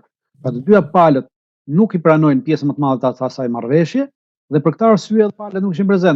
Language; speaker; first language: Albanian; native; Albanian